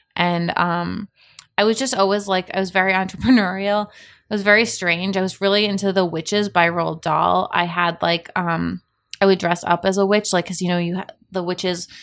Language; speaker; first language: English; native; English